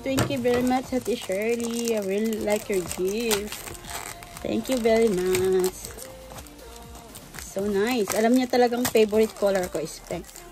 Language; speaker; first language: English; non-native, local second language; Filipino